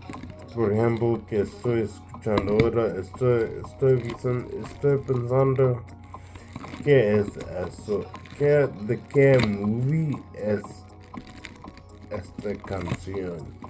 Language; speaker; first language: Spanish; non-native, learner; English